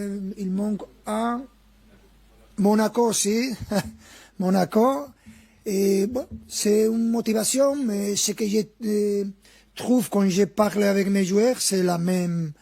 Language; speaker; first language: French; non-native, fluent; Spanish